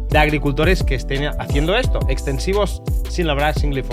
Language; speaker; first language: Spanish; native; Spanish